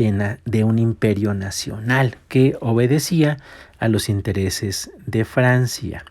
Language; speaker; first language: Spanish; native; Spanish